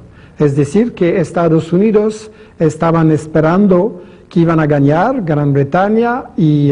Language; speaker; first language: Spanish; non-native, fluent; French